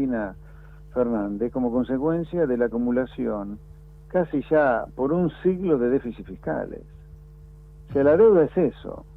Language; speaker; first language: Spanish; native; Spanish